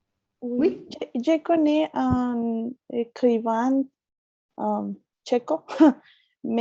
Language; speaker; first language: French; non-native, learner; Spanish